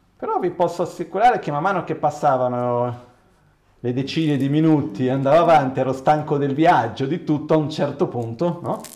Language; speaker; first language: Italian; non-native, fluent; Portuguese